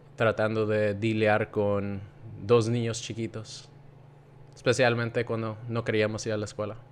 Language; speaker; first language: Spanish; early bilingual, heritage; Spanish